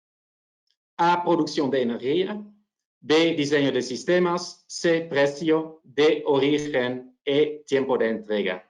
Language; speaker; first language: Spanish; non-native, fluent; Dutch